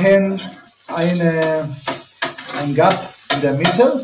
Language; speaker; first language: German; non-native, learner; Spanish